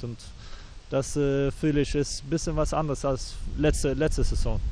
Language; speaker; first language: German; non-native, fluent; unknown